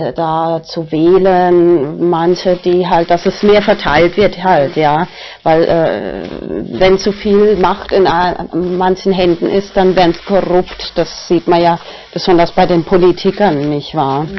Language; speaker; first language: German; non-native, local second language; Spanish